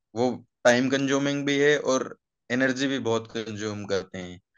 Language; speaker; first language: Hindi; native; Hindi